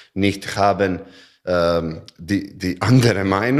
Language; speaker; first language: German; non-native, learner; Serbian